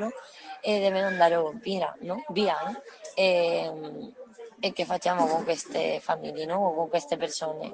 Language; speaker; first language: Italian; non-native, learner; Spanish